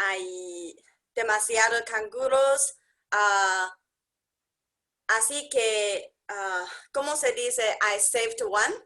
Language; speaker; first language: Spanish; non-native, learner; English